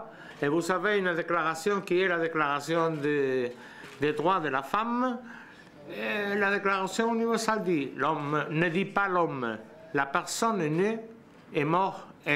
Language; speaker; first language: French; non-native, learner; Spanish